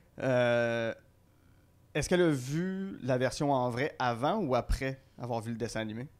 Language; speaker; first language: French; native; French